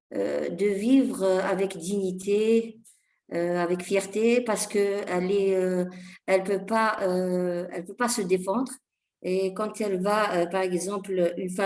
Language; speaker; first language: French; non-native, fluent; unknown